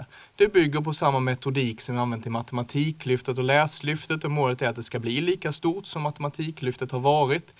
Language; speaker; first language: Swedish; native; Swedish